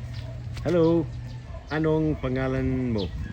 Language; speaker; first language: Cebuano; non-native, learner; English